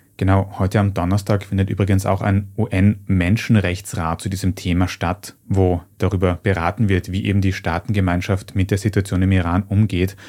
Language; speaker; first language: German; native; German